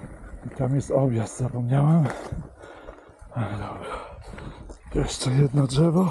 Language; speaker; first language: Polish; native; Polish